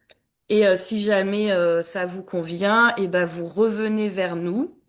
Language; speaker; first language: French; native; French